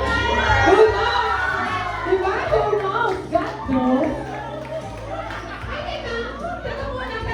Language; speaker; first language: Filipino; native; Filipino